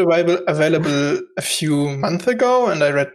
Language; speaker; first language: English; non-native, fluent; German